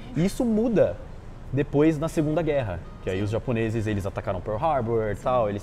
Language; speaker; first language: Portuguese; early bilingual, other home language; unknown